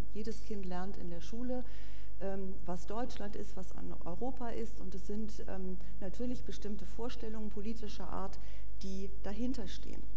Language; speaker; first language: German; native; German